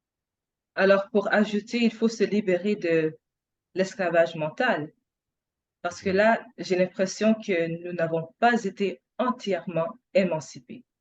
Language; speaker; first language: French; non-native, fluent; English